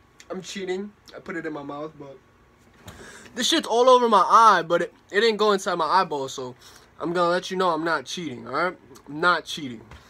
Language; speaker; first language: English; early bilingual, other home language; Spanish